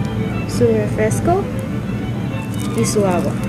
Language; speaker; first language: Spanish; non-native, learner; English